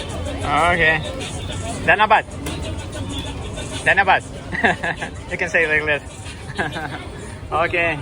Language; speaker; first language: English; non-native, fluent; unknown